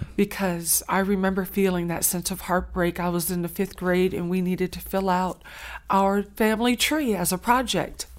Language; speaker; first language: English; early bilingual, other home language; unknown